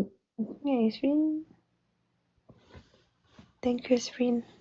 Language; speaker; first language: English; non-native, learner; Korean